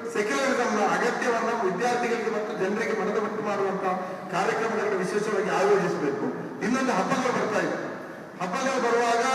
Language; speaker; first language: Kannada; non-native, local second language; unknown